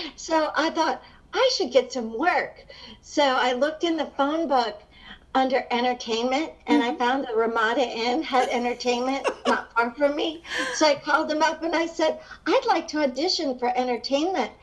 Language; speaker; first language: English; early bilingual, other home language; Hungarian